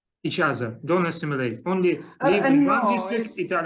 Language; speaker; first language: English; non-native, learner; Russian